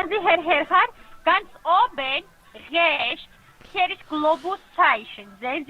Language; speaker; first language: German; non-native, fluent; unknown